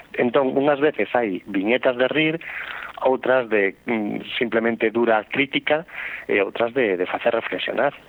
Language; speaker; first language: Galician; non-native, local second language; Spanish